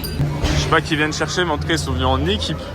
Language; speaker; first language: French; native; French